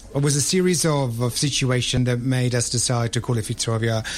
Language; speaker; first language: English; non-native, fluent; Italian